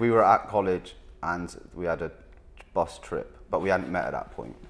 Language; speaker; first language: English; native; English